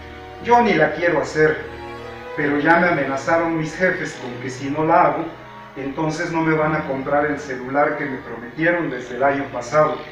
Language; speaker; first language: Spanish; native; Spanish